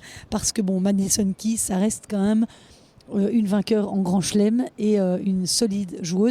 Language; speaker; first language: French; native; French